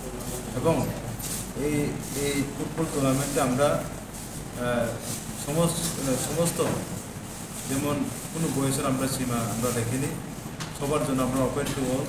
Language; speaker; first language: Bangla; non-native, local second language; Kok Borok